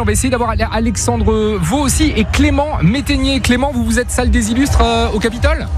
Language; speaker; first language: French; native; French